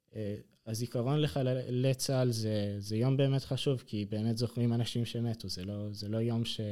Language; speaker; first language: Hebrew; non-native, local second language; Arabic